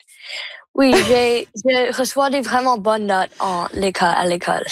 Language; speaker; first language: French; non-native, local second language; English